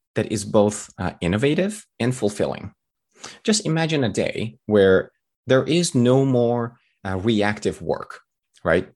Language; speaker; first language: English; early bilingual, other home language; Tajik